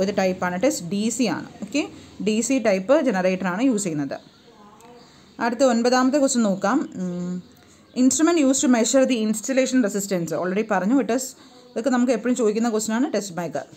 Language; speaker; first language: English; non-native, local second language; Malayalam